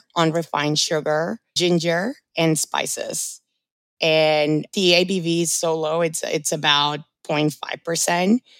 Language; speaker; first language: English; early bilingual, other home language; Spanish